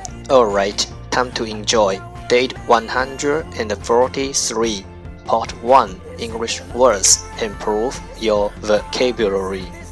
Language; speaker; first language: English; non-native, fluent; Chinese